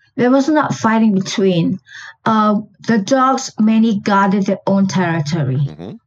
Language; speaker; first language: English; non-native, local second language; Chinese